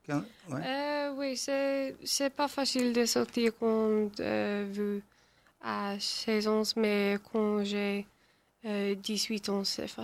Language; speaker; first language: French; non-native, learner; English